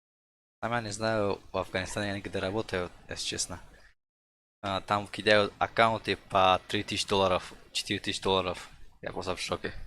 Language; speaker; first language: Russian; non-native, local second language; Tajik